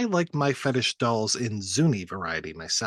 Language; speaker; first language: English; native; English